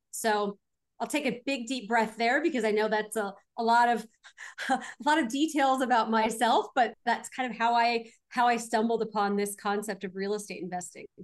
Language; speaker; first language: English; native; English